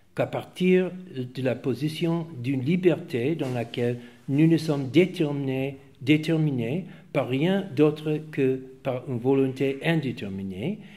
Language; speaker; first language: French; non-native, fluent; English